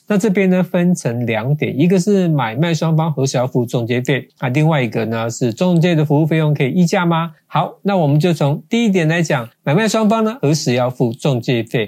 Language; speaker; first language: Chinese; native; Chinese